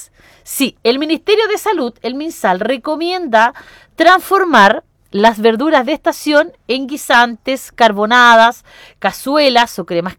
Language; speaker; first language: Spanish; native; Spanish